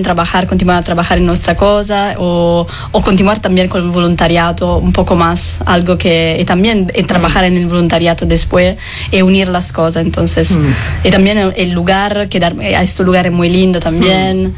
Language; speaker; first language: Spanish; non-native, fluent; Italian